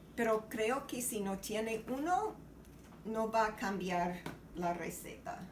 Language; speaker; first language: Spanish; non-native, learner; English